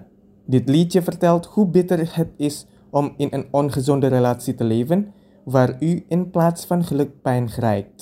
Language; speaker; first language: Dutch; non-native, fluent; Indonesian